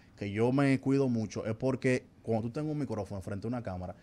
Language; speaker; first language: Spanish; native; Spanish